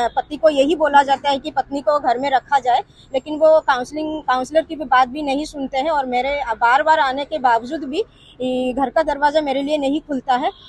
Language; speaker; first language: Hindi; non-native, local second language; Odia